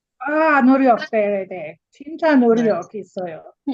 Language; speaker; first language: Korean; non-native, learner; English